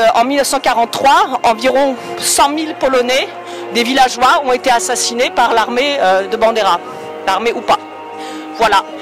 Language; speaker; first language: French; non-native, fluent; Polish